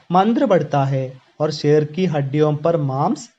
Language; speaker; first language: Hindi; non-native, local second language; Malayalam